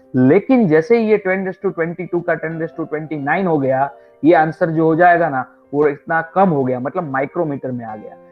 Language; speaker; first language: Hindi; non-native, local second language; Gujarati